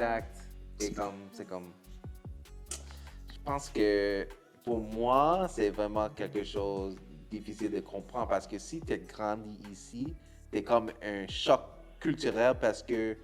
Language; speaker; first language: French; non-native, local second language; English